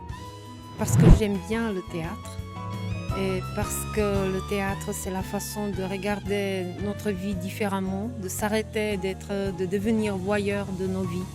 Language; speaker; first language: French; non-native, fluent; Czech